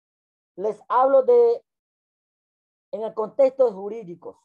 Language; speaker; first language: Spanish; non-native, local second language; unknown